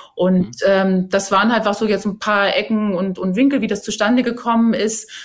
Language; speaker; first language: German; native; German